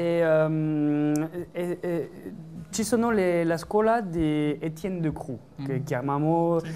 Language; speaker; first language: Italian; non-native, learner; French